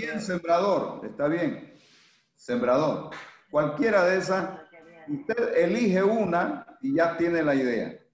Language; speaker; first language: Spanish; native; Spanish